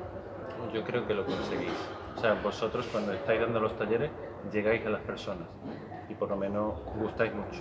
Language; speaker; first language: Spanish; native; Spanish